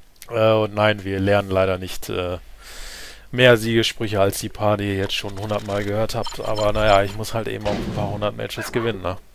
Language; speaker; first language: German; native; German